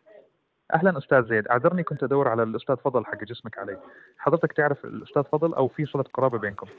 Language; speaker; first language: Arabic; native; Arabic